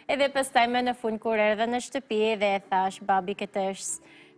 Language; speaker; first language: Albanian; non-native, fluent; Filipino